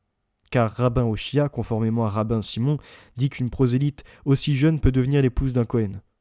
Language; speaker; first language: French; native; French